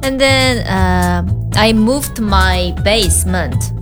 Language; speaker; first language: English; non-native, learner; Indonesian